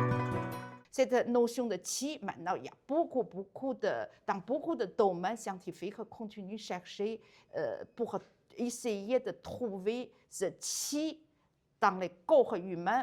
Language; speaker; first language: French; non-native, learner; Chinese